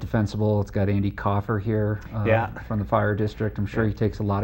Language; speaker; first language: English; native; English